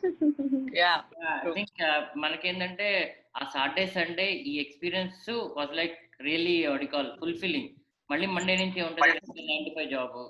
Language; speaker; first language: Telugu; native; Telugu